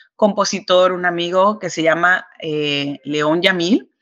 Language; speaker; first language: Spanish; early bilingual, heritage; Spanish